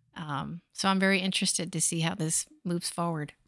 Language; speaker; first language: English; native; English